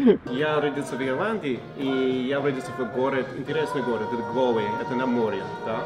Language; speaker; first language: Russian; non-native, learner; English